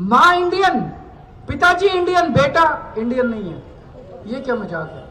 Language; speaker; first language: Hindi; native; Hindi